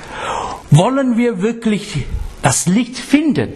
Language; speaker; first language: German; non-native, fluent; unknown